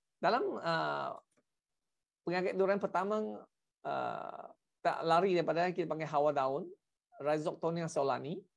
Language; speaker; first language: Malay; non-native, local second language; Chinese